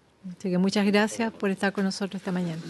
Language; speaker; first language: Spanish; native; Spanish